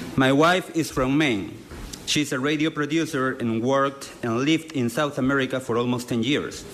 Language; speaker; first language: English; non-native, fluent; Spanish